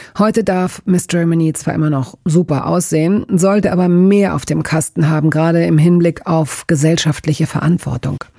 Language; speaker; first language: German; native; German